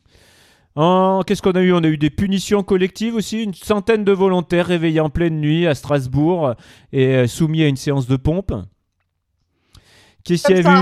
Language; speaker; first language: French; native; French